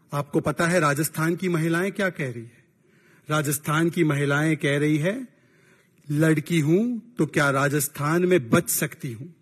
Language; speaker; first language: Hindi; native; Hindi